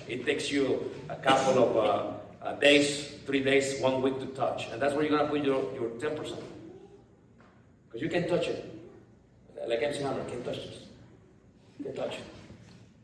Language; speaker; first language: English; non-native, fluent; Spanish